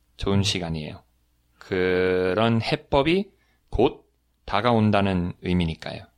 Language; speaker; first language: Korean; non-native, fluent; English